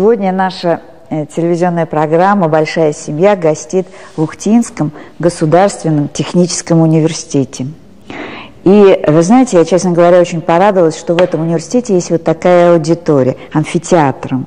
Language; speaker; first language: Russian; native; Russian